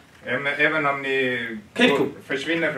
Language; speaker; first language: Swedish; non-native, fluent; Tigrinya